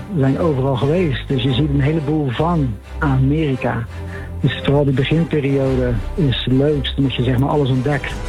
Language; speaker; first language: Dutch; native; Dutch